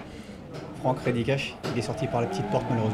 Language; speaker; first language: French; native; French